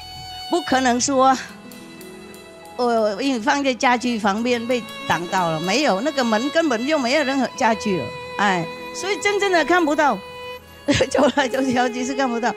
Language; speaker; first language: Chinese; non-native, fluent; Vietnamese